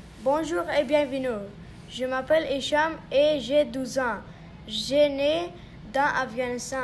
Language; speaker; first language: French; early bilingual, other home language; Persian